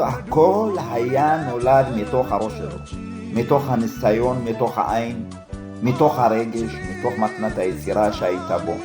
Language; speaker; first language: Hebrew; early bilingual, other home language; Amharic